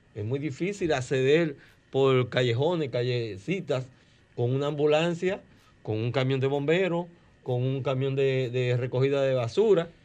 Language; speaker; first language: Spanish; native; Spanish